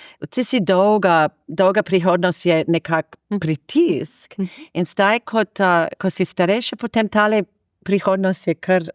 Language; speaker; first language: Slovenian; non-native, fluent; English